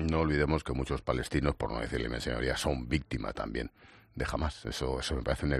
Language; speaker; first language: Spanish; native; Spanish